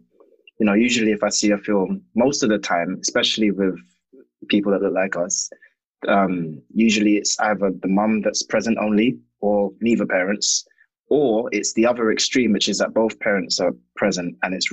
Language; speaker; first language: English; native; English